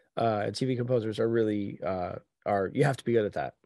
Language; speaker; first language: English; native; English